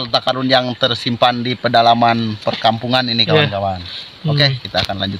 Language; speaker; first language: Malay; non-native, local second language; Sundanese